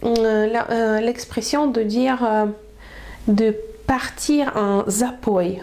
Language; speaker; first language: French; non-native, fluent; Russian